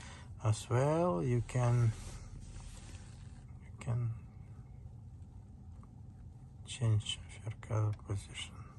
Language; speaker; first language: English; non-native, learner; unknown